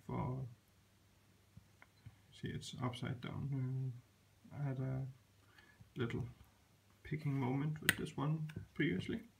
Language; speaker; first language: English; non-native, fluent; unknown